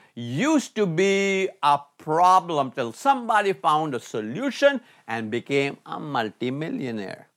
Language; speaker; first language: English; non-native, local second language; Hindi